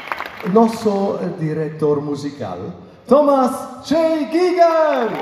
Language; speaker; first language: Portuguese; non-native, learner; German